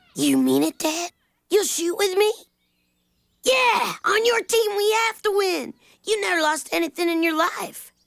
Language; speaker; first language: English; native; English